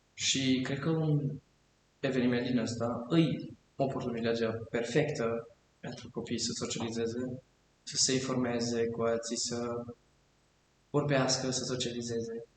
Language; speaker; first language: Romanian; early bilingual, heritage; German